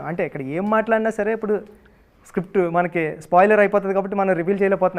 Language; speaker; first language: Telugu; native; Telugu